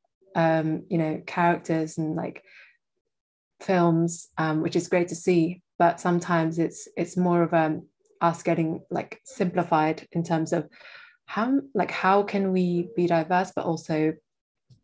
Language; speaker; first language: English; native; English